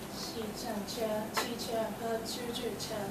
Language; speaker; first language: Chinese; non-native, learner; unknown